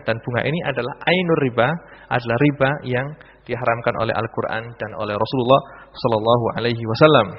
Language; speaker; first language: Indonesian; native; Indonesian